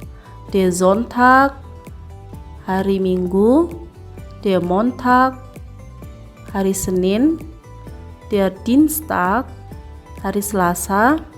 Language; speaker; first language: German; non-native, fluent; Indonesian